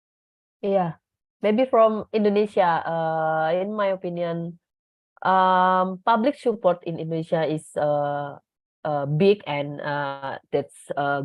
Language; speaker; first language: English; non-native, learner; Indonesian